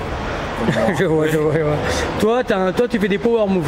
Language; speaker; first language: French; native; French